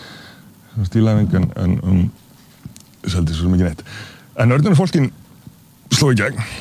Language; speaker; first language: Icelandic; native; Icelandic